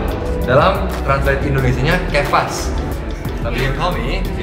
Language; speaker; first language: Indonesian; early bilingual, other home language; Korean